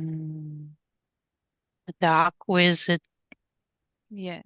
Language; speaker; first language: English; native; English